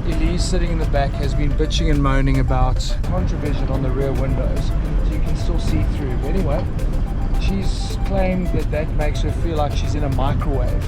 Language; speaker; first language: English; native; English